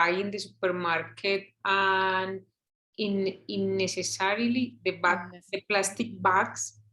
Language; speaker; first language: English; non-native, learner; Spanish